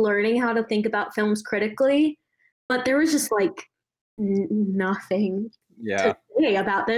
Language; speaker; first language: English; non-native, local second language; Malayalam